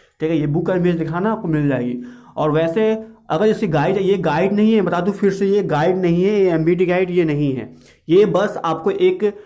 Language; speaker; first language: Hindi; native; Hindi